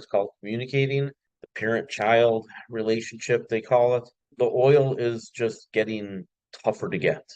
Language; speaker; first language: English; native; English